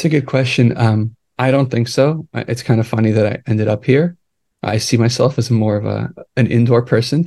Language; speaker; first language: English; native; English